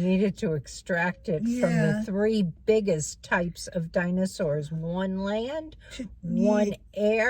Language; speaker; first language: English; native; English